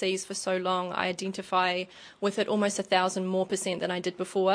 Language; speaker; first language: English; native; English